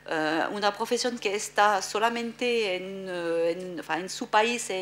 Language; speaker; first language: Spanish; non-native, fluent; French